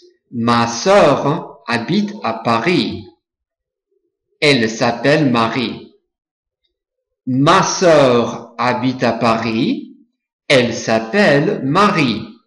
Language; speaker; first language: French; non-native, fluent; English